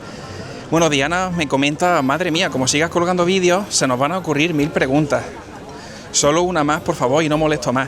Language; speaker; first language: Spanish; native; Spanish